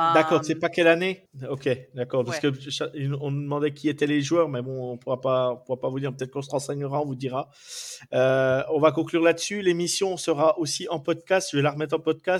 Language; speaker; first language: French; native; French